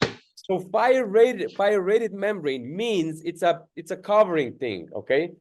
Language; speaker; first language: English; non-native, fluent; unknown